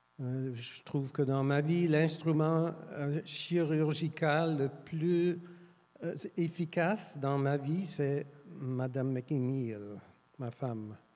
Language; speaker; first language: French; non-native, fluent; English